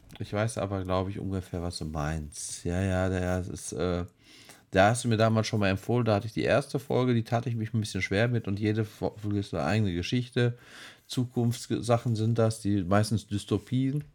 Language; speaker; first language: German; native; German